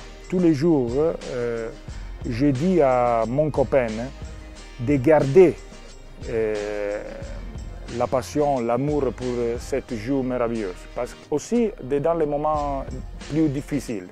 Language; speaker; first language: French; non-native, learner; Italian